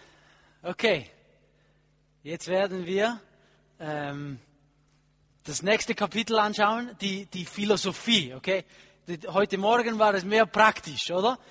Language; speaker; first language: German; non-native, fluent; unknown